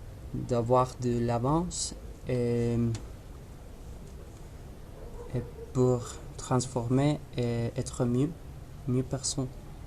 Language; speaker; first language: French; non-native, learner; Spanish